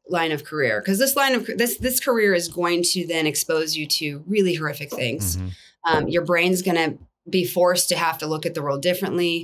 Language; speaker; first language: English; native; English